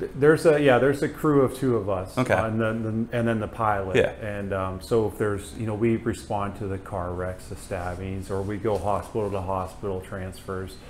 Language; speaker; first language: English; native; English